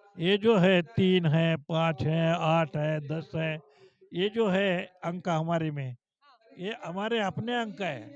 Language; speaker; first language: Hindi; non-native, local second language; Marathi